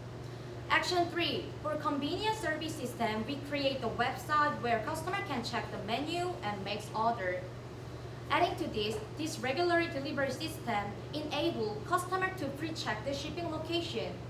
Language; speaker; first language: English; non-native, learner; Korean